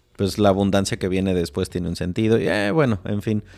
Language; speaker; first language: Spanish; native; Spanish